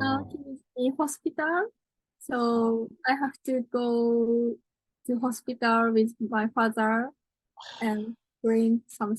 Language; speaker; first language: English; non-native, learner; Japanese